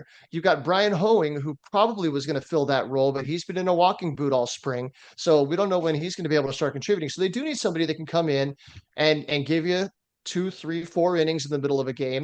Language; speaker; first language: English; native; English